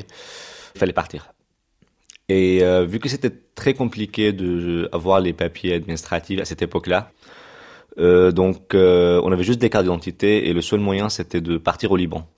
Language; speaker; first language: French; non-native, fluent; Arabic